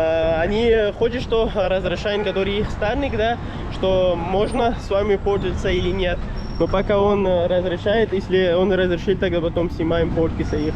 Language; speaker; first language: Russian; non-native, learner; Pashto